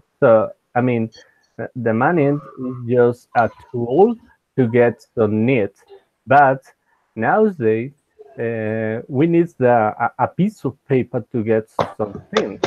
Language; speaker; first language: English; non-native, learner; Spanish